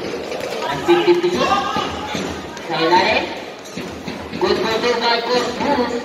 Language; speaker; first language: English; non-native, local second language; Filipino